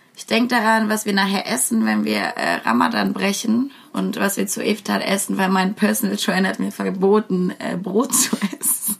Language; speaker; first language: German; early bilingual, other home language; Russian